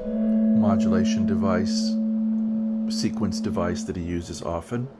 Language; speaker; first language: English; native; English